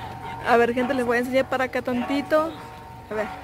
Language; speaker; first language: Spanish; native; Spanish